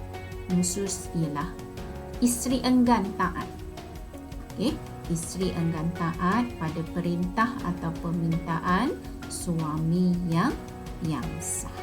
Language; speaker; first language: Malay; native; Malay